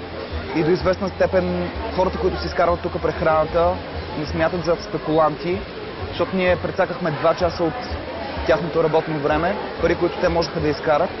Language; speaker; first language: Bulgarian; native; Bulgarian